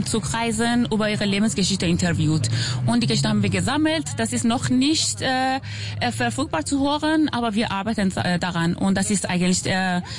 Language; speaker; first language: German; non-native, fluent; Persian